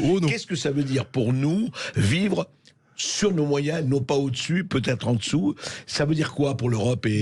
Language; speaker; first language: French; native; French